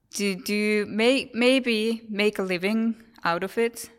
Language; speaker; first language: English; non-native, fluent; Finnish